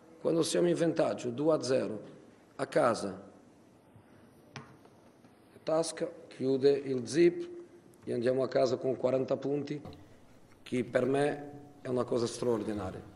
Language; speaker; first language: Italian; non-native, fluent; Portuguese